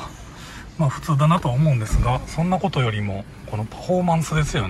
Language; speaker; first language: Japanese; native; Japanese